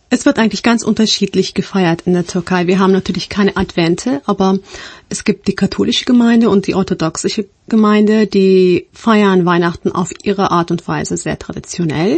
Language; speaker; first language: German; non-native, fluent; Turkish